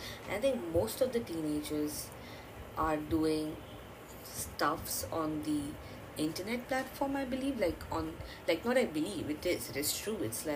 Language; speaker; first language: English; non-native, local second language; Bangla